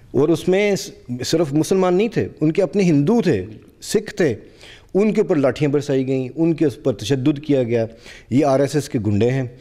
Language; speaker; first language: Urdu; non-native, local second language; Punjabi